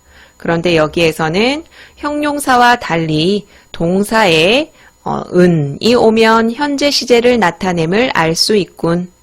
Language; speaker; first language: Korean; native; Korean